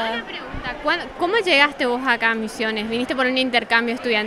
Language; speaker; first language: Spanish; native; Spanish